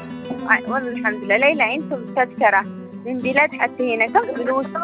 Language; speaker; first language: Arabic; non-native, learner; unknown